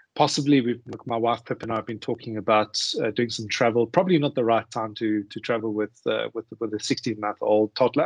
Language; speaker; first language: English; native; English